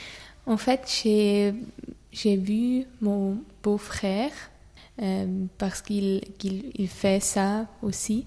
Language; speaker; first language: French; non-native, learner; German